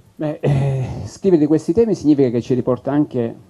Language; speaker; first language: Italian; native; Italian